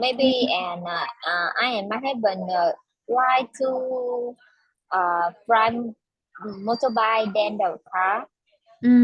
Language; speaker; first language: English; non-native, learner; Vietnamese